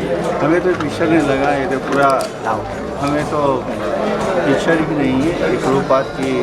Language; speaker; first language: Hindi; native; Hindi